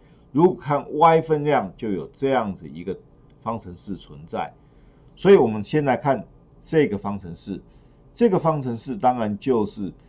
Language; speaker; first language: Chinese; native; Chinese